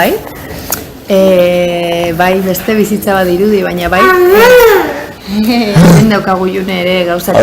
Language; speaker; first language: Basque; non-native, local second language; Spanish